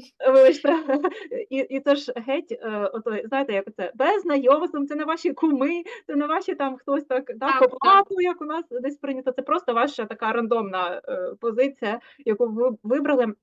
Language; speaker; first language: Ukrainian; native; Ukrainian